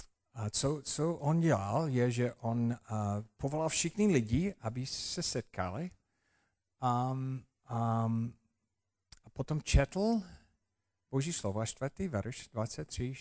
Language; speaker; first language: Czech; non-native, fluent; English